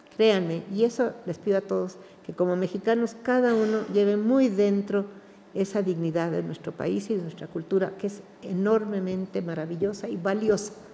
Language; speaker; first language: Spanish; native; Spanish